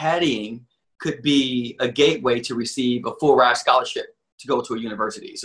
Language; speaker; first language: English; native; English